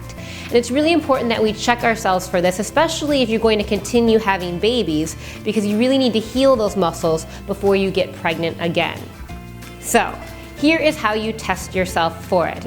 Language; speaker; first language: English; native; English